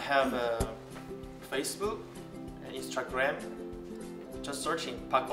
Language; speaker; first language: English; non-native, learner; Korean